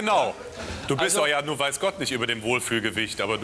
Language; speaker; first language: German; native; German